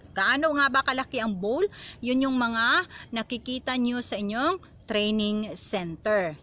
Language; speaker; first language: Filipino; non-native, local second language; Cebuano